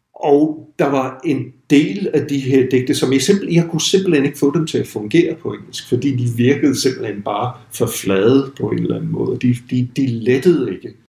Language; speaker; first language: Danish; non-native, fluent; English